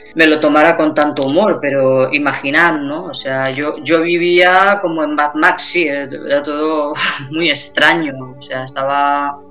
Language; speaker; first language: Spanish; native; Spanish